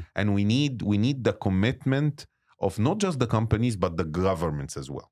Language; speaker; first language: English; non-native, fluent; Arabic